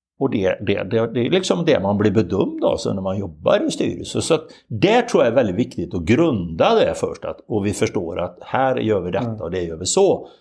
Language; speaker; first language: Swedish; native; Swedish